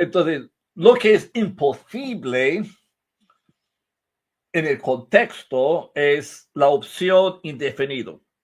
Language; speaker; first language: Spanish; non-native, fluent; English